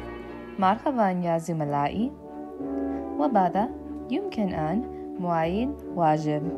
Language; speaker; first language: Arabic; non-native, learner; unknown